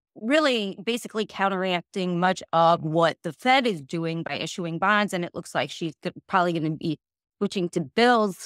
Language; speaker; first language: English; native; English